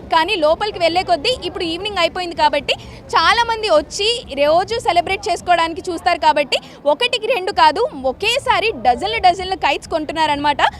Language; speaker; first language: Telugu; native; Telugu